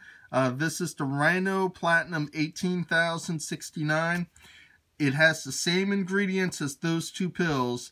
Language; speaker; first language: English; native; English